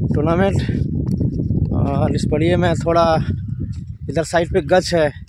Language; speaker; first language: Hindi; non-native, local second language; Odia